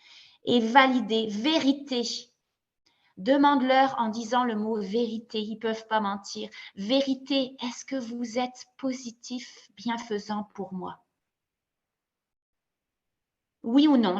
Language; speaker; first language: French; native; French